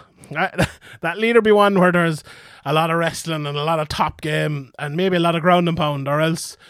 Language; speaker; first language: English; native; English